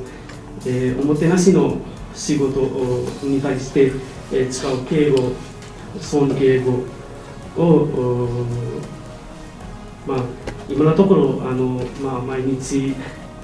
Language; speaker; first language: Japanese; non-native, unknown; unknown